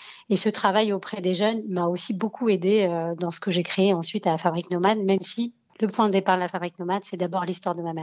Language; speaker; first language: French; early bilingual, other home language; Arabic